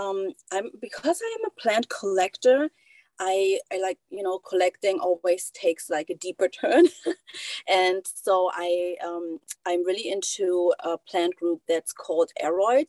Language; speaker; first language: English; non-native, fluent; German